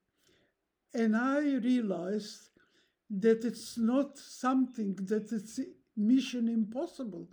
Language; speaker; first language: English; non-native, fluent; Russian